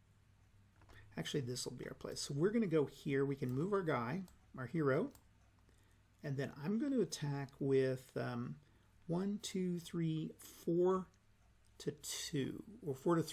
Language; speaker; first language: English; native; English